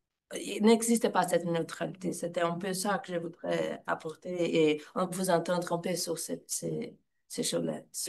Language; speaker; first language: French; non-native, fluent; Portuguese